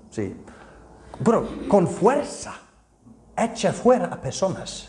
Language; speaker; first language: Spanish; non-native, fluent; Icelandic